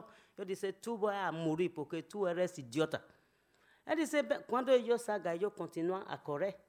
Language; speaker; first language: Spanish; non-native, learner; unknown